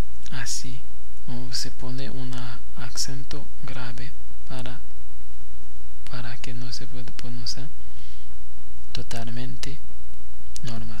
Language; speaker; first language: Spanish; non-native, fluent; Haitian Creole